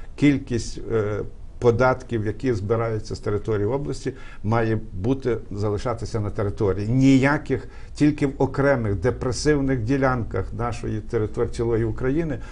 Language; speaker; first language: Ukrainian; native; Ukrainian